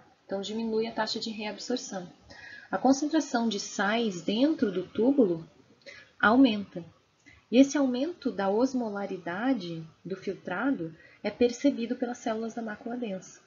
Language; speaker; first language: Portuguese; native; Portuguese